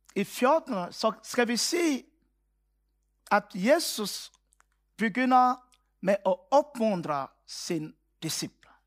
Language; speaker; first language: Danish; non-native, fluent; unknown